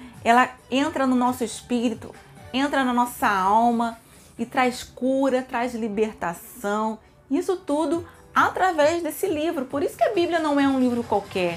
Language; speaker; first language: Portuguese; native; Portuguese